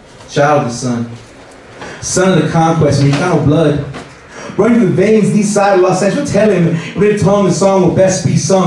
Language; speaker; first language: English; native; English